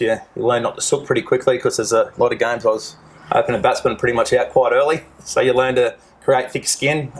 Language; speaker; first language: English; native; English